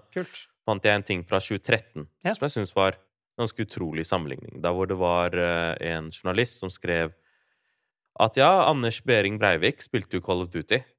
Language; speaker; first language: Norwegian; early bilingual, other home language; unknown